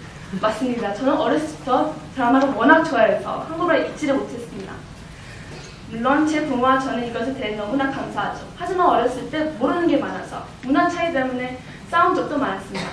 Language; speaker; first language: Korean; early bilingual, heritage; Korean